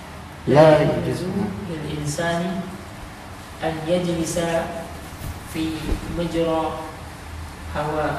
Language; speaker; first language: Arabic; non-native, learner; Indonesian